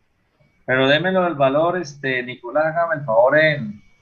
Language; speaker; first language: Spanish; native; Spanish